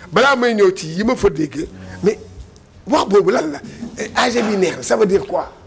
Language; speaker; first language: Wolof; native; Wolof